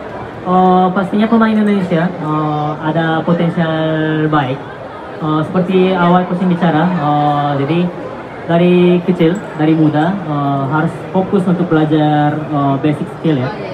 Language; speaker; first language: Indonesian; non-native, fluent; Korean